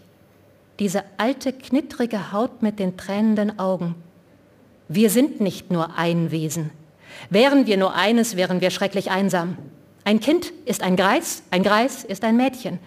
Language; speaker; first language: German; native; German